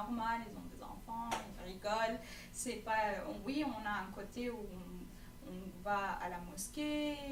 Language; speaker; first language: French; non-native, fluent; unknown